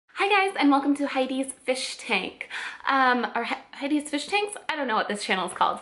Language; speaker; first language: English; native; English